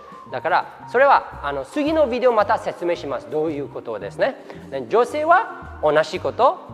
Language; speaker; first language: Japanese; non-native, fluent; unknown